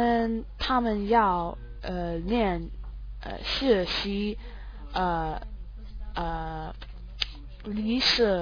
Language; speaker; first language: Chinese; non-native, learner; English